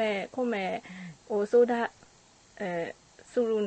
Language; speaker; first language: Japanese; non-native, learner; Burmese